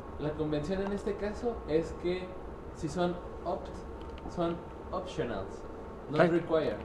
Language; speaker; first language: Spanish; native; Spanish